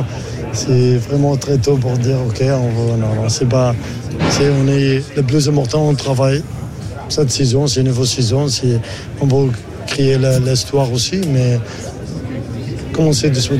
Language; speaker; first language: French; non-native, learner; Arabic